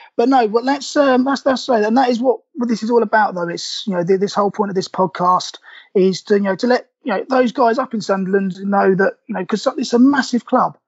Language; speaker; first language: English; native; English